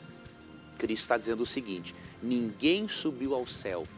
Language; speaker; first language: Portuguese; native; Portuguese